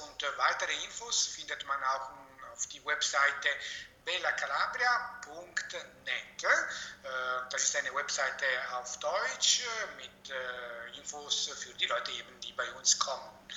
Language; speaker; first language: German; non-native, fluent; Italian